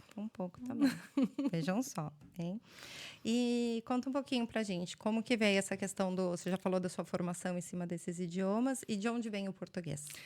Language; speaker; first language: Portuguese; native; Portuguese